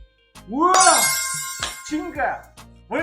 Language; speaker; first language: Russian; non-native, local second language; Kazakh